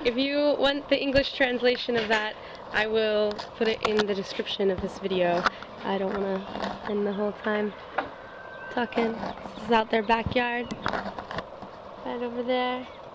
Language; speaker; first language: English; native; English